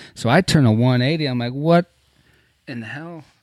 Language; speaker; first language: English; native; English